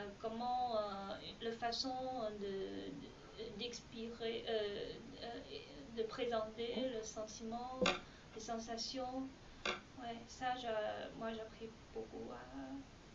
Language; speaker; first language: French; non-native, learner; Chinese